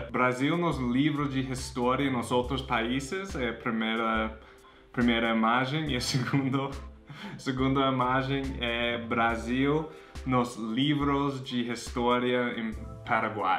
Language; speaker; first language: Portuguese; non-native, fluent; English